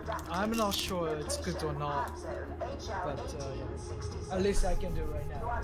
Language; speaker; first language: English; non-native, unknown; Japanese